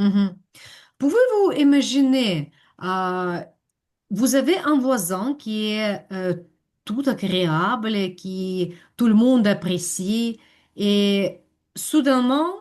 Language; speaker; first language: French; non-native, fluent; Ukrainian